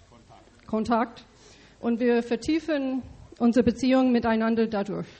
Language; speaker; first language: German; non-native, learner; English